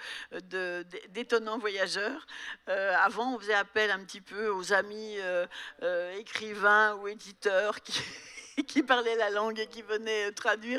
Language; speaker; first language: French; native; French